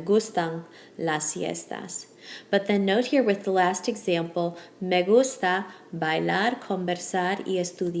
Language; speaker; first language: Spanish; non-native, fluent; English